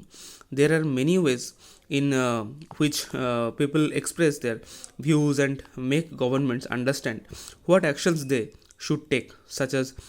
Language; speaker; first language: English; non-native, local second language; Hindi